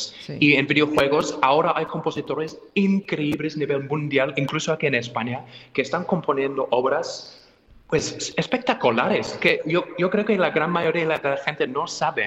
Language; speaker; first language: Spanish; non-native, fluent; English